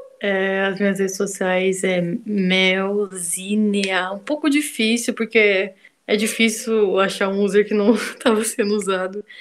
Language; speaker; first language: Portuguese; native; Portuguese